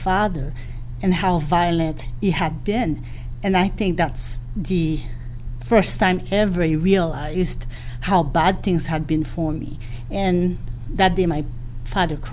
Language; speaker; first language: English; non-native, fluent; Haitian Creole